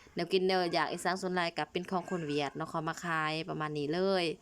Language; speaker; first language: Lao; native; Lao